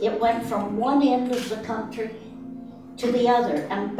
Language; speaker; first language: English; native; English